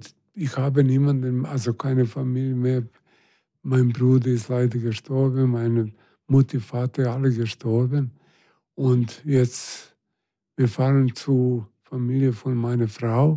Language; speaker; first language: German; non-native, fluent; Serbian